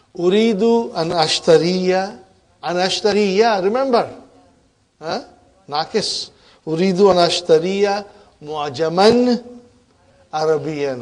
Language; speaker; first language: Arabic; non-native, fluent; English